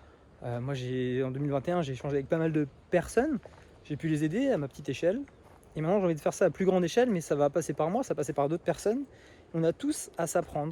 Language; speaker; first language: French; native; French